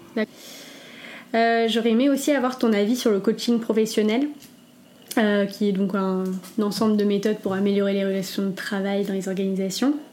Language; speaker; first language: French; native; French